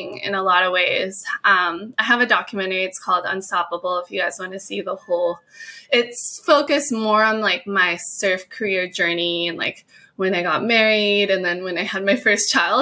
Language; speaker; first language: English; native; English